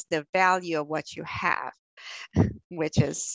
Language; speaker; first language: English; early bilingual, other home language; Russian